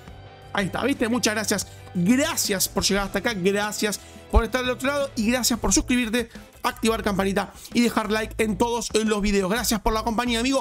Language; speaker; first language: Spanish; native; Spanish